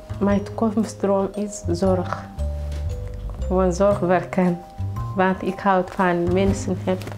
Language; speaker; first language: Dutch; non-native, learner; Tigrinya